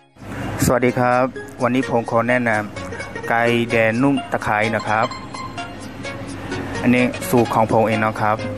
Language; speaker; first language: Thai; non-native, fluent; Burmese